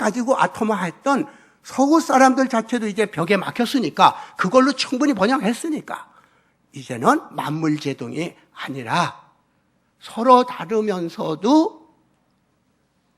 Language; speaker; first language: Korean; native; Korean